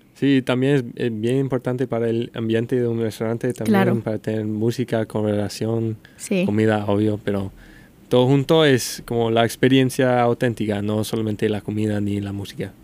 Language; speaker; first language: Spanish; non-native, fluent; English